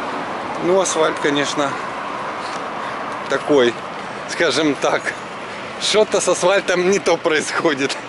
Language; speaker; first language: Russian; native; Russian